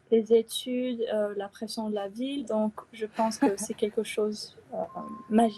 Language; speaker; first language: French; non-native, fluent; Chinese